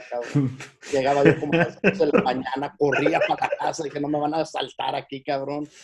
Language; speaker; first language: Spanish; early bilingual, heritage; Spanish